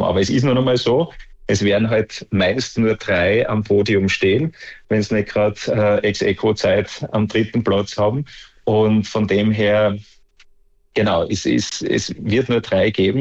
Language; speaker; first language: German; native; German